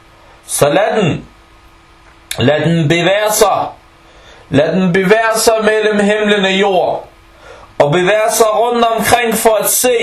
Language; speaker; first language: Danish; early bilingual, other home language; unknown